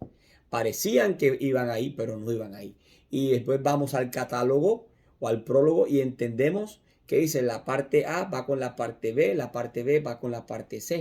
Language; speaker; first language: Spanish; native; Spanish